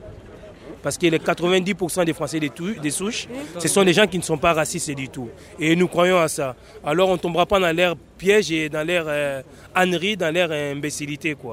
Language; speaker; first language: French; early bilingual, other home language; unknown